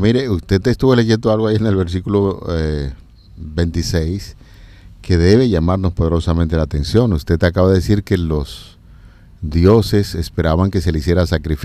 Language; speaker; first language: Spanish; native; Spanish